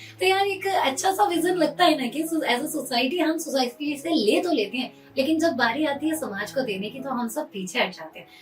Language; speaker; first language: Hindi; native; Hindi